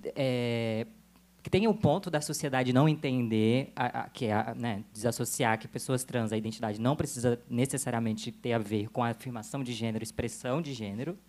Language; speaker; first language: Portuguese; native; Portuguese